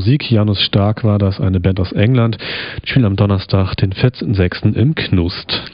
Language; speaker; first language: German; native; German